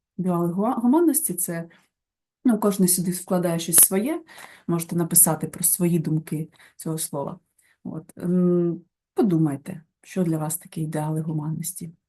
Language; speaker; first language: Ukrainian; non-native, local second language; Russian